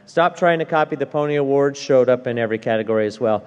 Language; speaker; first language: English; native; English